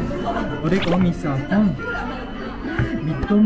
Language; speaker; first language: Vietnamese; non-native, learner; Korean